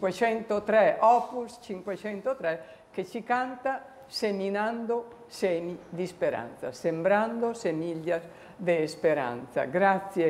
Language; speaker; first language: Italian; native; Italian